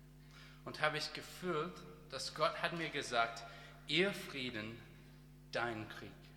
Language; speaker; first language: German; non-native, learner; English